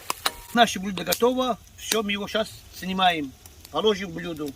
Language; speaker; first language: Russian; non-native, learner; Tajik